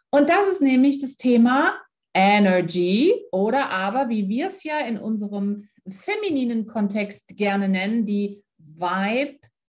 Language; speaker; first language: German; native; German